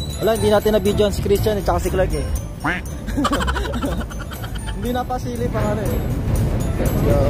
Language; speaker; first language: Filipino; native; Filipino